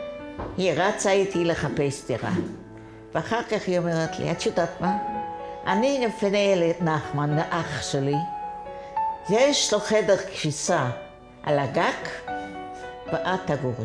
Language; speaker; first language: Hebrew; non-native, fluent; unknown